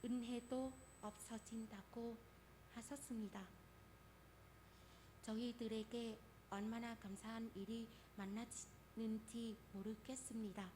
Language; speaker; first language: Korean; non-native, fluent; Vietnamese